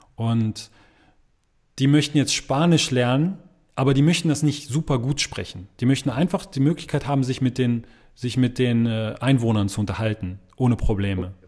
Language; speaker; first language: German; native; German